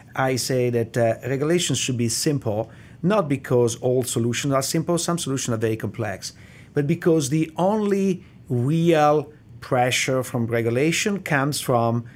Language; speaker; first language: English; non-native, fluent; Italian